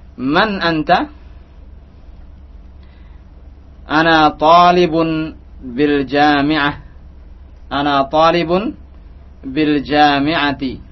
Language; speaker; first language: Arabic; non-native, fluent; Indonesian